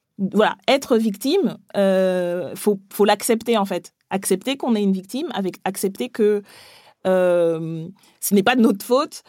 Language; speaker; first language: French; early bilingual, other home language; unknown